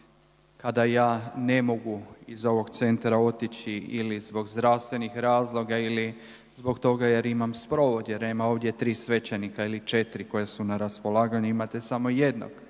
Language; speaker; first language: Croatian; native; Croatian